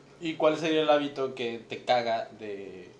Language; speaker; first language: Spanish; native; Spanish